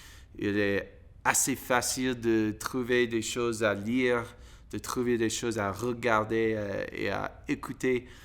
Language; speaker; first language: French; non-native, learner; English